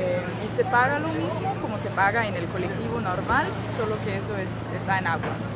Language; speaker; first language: Spanish; non-native, fluent; Danish